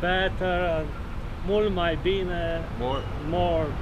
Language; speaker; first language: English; non-native, fluent; Romanian